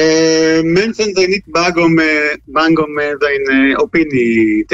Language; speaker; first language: Dutch; non-native, fluent; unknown